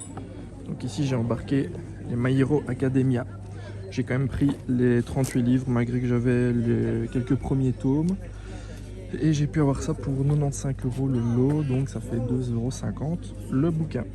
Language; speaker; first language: French; native; French